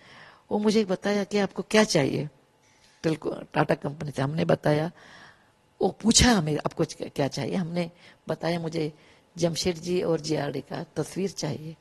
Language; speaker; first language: Hindi; non-native, local second language; Kannada